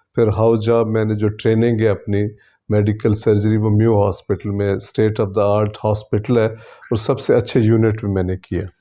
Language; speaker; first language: Urdu; non-native, local second language; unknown